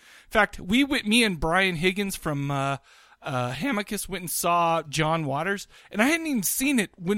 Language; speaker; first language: English; native; English